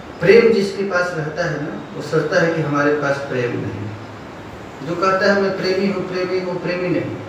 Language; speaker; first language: Hindi; non-native, local second language; Bangla